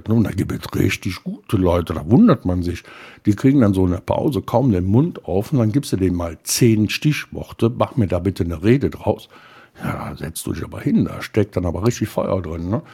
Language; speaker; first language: German; native; German